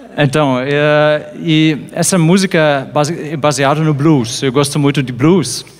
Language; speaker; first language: Portuguese; non-native, fluent; German